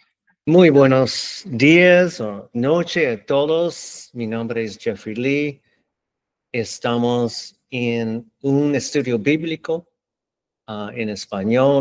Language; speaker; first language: Spanish; non-native, learner; English